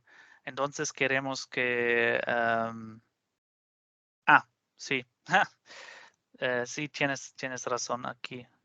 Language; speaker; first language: Spanish; non-native, fluent; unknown